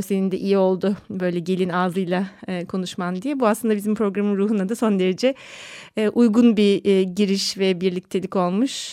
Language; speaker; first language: Turkish; native; Turkish